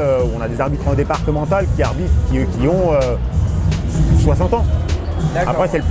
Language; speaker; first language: French; native; French